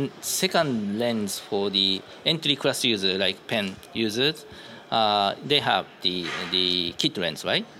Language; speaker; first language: English; non-native, learner; Japanese